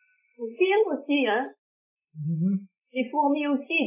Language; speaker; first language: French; early bilingual, other home language; Vietnamese